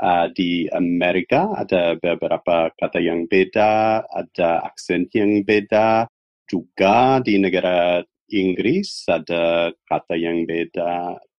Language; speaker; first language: Indonesian; non-native, fluent; English